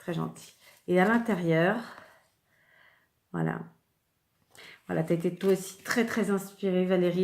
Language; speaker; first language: French; native; French